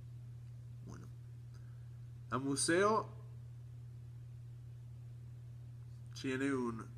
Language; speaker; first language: Spanish; non-native, learner; English